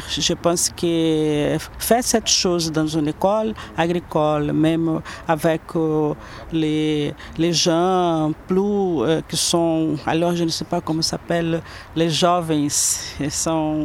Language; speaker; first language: French; non-native, learner; Portuguese